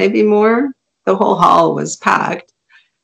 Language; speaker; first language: English; non-native, fluent; Hungarian